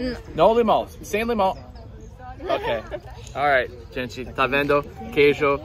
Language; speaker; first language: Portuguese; non-native, fluent; English